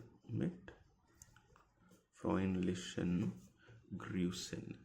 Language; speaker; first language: German; non-native, fluent; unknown